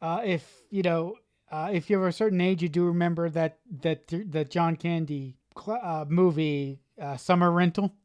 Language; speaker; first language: English; native; English